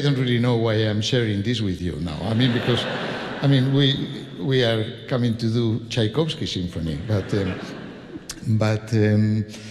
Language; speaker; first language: English; non-native, fluent; Spanish